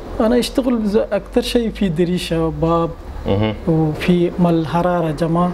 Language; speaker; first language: Arabic; non-native, learner; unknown